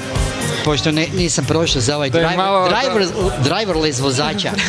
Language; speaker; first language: Croatian; native; Croatian